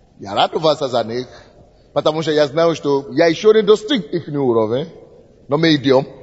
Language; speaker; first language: Russian; non-native, fluent; Yoruba